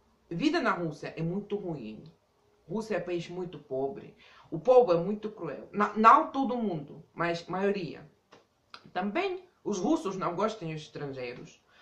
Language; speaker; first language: Portuguese; non-native, fluent; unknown